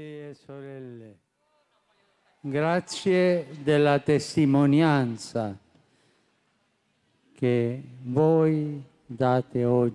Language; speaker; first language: Italian; non-native, fluent; Spanish